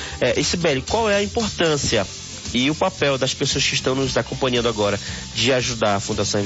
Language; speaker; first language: Portuguese; native; Portuguese